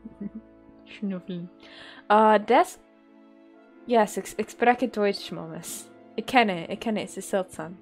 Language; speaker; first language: German; non-native, learner; English